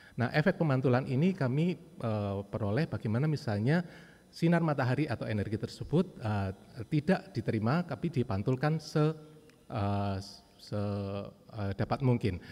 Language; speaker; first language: Indonesian; native; Indonesian